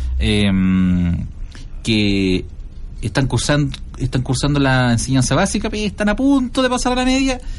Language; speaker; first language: Spanish; native; Spanish